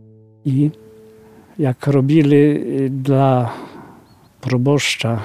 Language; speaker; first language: Polish; native; Polish